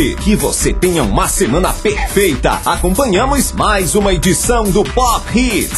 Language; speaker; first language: Portuguese; native; Portuguese